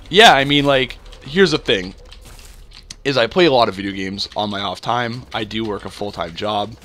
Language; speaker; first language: English; native; English